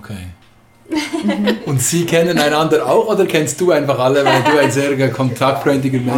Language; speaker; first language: German; native; German